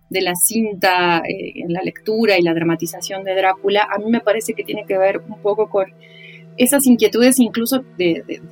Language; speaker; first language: Spanish; native; Spanish